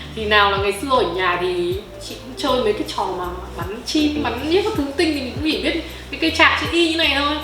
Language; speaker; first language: Vietnamese; native; Vietnamese